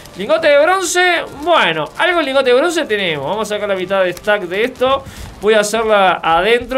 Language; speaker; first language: Spanish; native; Spanish